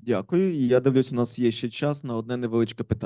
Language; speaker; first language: Ukrainian; native; Ukrainian